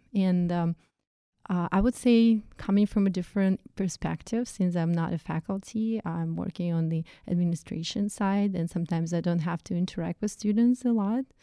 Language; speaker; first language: English; non-native, fluent; Russian